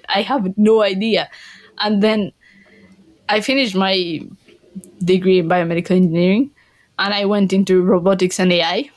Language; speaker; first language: English; non-native, fluent; Spanish